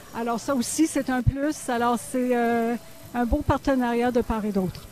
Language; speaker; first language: French; native; French